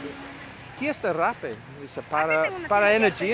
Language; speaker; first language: Spanish; non-native, learner; English